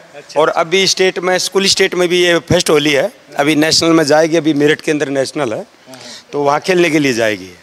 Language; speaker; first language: Hindi; native; Hindi